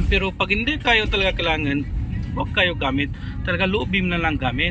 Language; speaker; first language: Filipino; non-native, learner; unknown